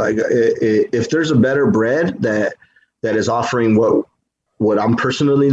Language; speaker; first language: English; native; English